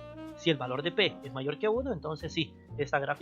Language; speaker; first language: Spanish; native; Spanish